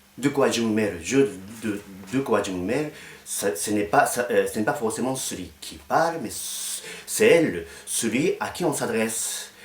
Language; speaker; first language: French; non-native, fluent; Japanese